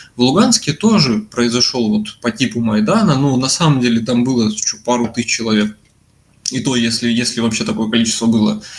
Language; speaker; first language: Russian; native; Russian